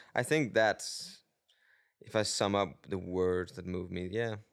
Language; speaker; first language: English; non-native, fluent; Danish